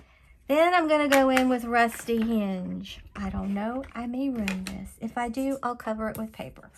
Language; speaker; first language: English; native; English